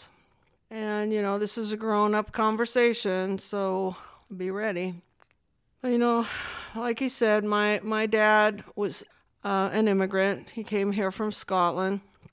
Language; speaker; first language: English; native; English